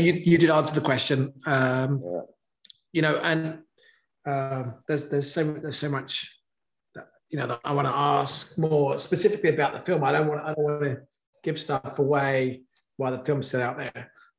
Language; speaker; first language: English; native; English